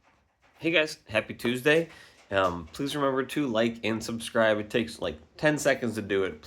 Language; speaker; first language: English; native; English